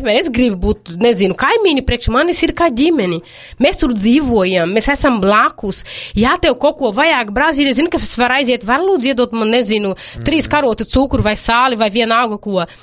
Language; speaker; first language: Latvian; non-native, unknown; Portuguese